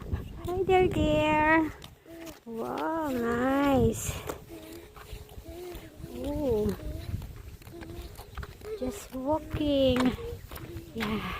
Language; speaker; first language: English; non-native, learner; Filipino